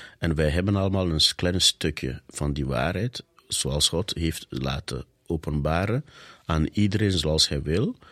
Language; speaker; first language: Dutch; non-native, fluent; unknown